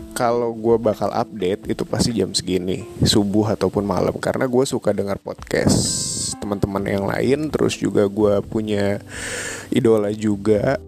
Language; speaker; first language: Indonesian; native; Indonesian